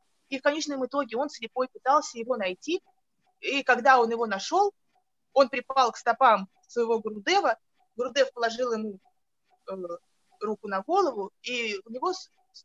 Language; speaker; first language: Russian; native; Russian